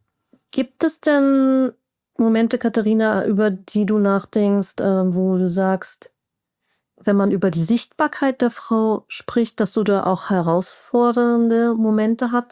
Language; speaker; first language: German; native; German